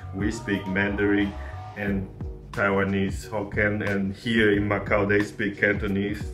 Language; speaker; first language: English; non-native, fluent; Chinese